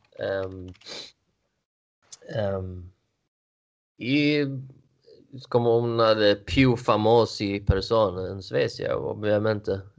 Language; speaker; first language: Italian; non-native, learner; Swedish